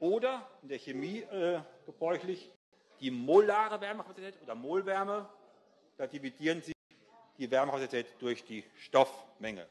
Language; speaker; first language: German; native; German